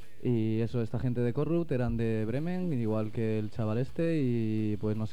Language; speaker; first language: Spanish; native; Spanish